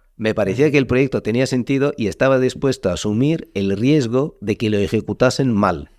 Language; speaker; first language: Spanish; non-native, fluent; Italian